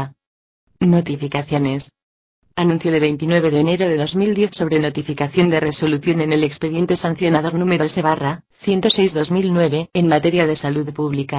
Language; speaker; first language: Spanish; native; Spanish